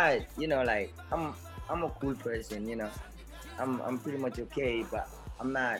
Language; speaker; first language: English; non-native, local second language; Mandingo